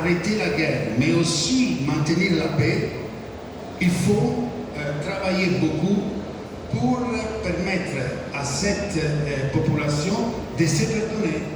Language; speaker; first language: French; non-native, fluent; Italian